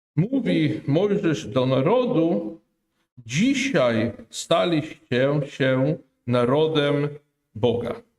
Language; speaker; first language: Polish; non-native, fluent; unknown